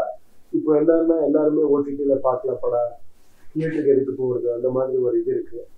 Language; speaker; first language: Tamil; non-native, learner; Kannada